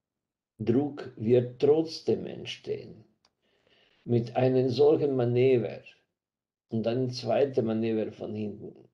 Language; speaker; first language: German; non-native, fluent; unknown